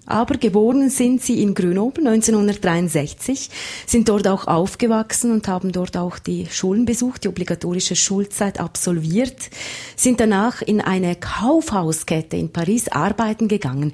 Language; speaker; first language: German; native; German